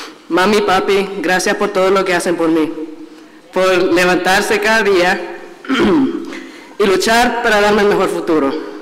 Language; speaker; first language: Spanish; early bilingual, heritage; Spanish